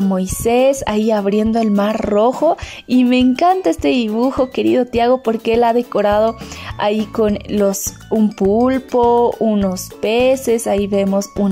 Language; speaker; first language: Spanish; native; Spanish